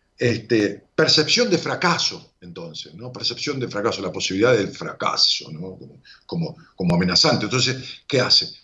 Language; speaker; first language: Spanish; native; Spanish